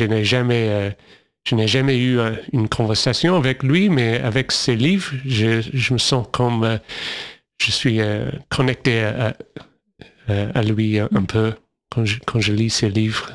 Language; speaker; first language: French; non-native, fluent; English